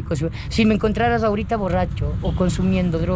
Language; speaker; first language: Spanish; native; Spanish